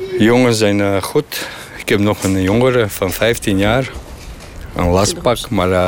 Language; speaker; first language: Dutch; non-native, fluent; Bosnian